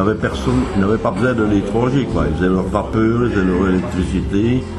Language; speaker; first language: French; native; French